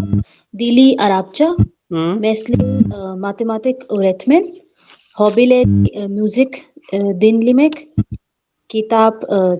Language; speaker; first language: Turkish; non-native, learner; Urdu